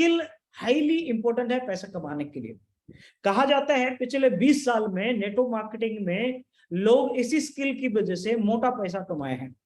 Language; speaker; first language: Hindi; native; Hindi